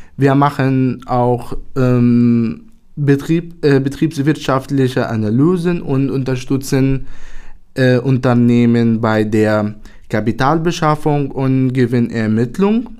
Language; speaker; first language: German; non-native, fluent; Arabic